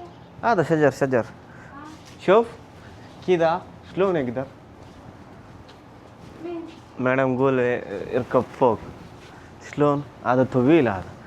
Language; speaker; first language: Arabic; non-native, learner; Telugu